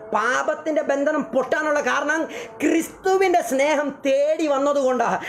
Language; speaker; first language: Malayalam; early bilingual, heritage; Malayalam